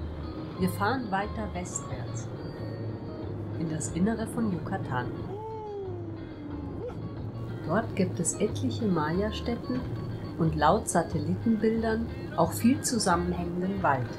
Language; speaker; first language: German; native; German